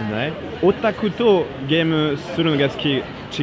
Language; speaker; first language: Japanese; non-native, fluent; French